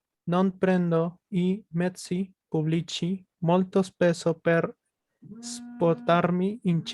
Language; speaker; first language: Italian; non-native, learner; Spanish